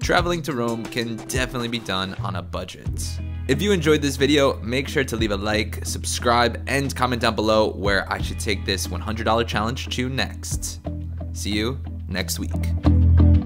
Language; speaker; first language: English; native; English